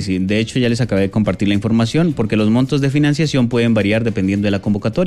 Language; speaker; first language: Spanish; native; Spanish